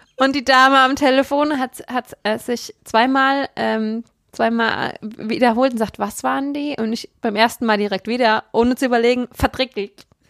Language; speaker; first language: German; native; German